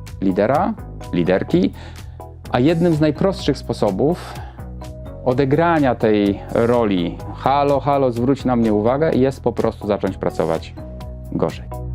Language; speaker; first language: Polish; native; Polish